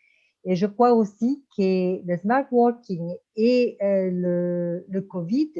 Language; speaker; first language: French; non-native, fluent; Italian